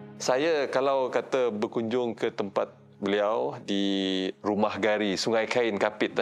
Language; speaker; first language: Malay; non-native, local second language; Iban